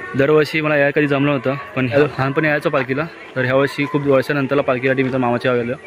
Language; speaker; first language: Marathi; native; Marathi